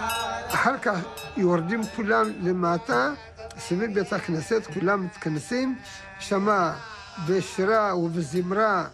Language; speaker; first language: Hebrew; non-native, fluent; Amharic